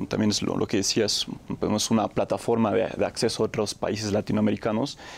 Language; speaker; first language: Spanish; non-native, fluent; French